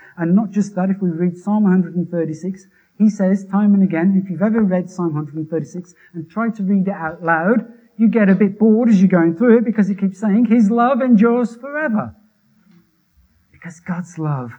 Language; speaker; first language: English; native; English